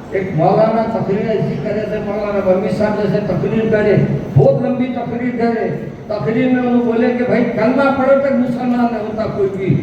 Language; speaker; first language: Urdu; native; Urdu